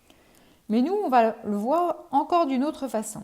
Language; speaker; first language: French; native; French